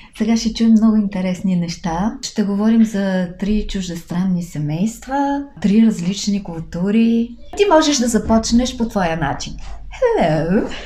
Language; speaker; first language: Bulgarian; native; Bulgarian